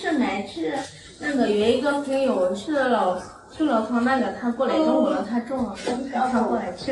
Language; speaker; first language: Chinese; non-native, learner; Lao